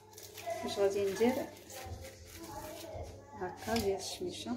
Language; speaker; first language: Arabic; native; Arabic